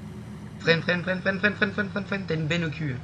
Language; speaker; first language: French; native; French